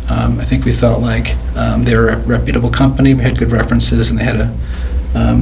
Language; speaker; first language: English; native; English